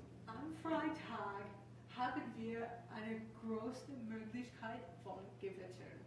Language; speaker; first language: German; non-native, learner; English